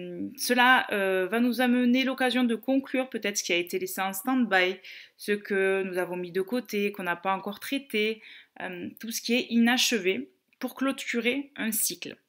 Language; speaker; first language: French; native; French